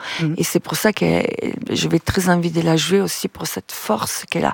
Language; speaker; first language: French; non-native, fluent; Italian